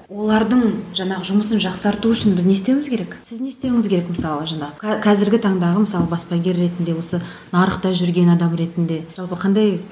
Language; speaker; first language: Kazakh; native; Kazakh